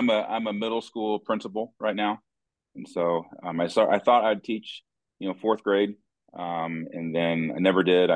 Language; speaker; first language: English; native; English